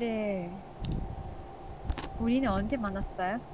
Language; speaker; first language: Korean; non-native, learner; Indonesian